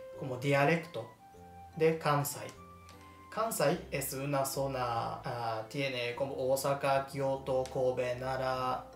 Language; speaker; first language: Spanish; non-native, learner; Japanese